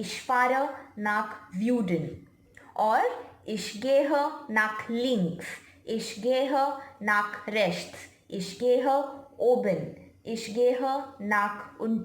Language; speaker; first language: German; non-native, fluent; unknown